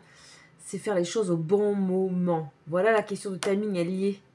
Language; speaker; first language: French; native; French